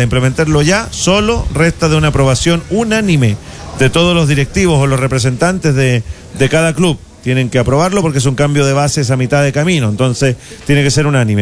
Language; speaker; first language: Spanish; native; Spanish